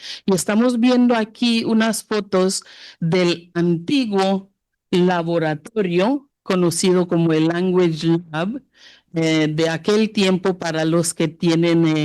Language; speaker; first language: Spanish; non-native, fluent; English